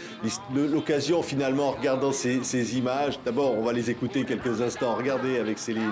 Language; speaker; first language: French; native; French